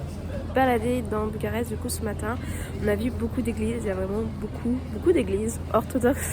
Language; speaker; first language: French; native; French